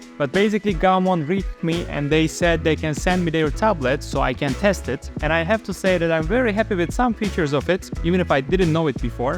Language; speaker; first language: English; non-native, fluent; Turkish